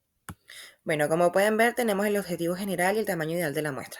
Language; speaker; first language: Spanish; native; Spanish